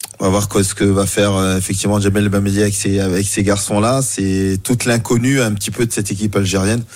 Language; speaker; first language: French; native; French